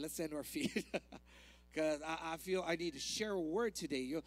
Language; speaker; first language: English; early bilingual, other home language; Spanish